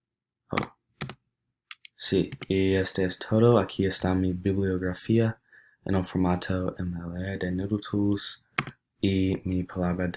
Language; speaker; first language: Spanish; non-native, learner; English